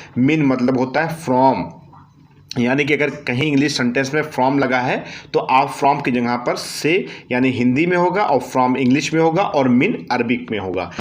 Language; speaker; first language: Hindi; native; Hindi